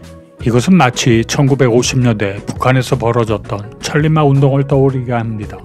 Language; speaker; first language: Korean; native; Korean